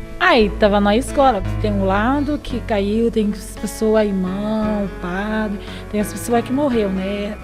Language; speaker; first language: Portuguese; non-native, learner; Haitian Creole